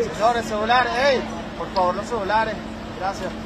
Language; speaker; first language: Spanish; native; Spanish